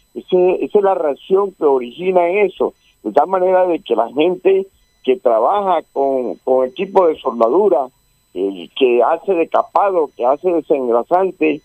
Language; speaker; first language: Spanish; native; Spanish